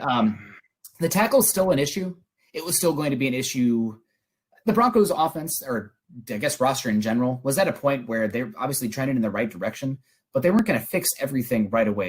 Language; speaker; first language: English; native; English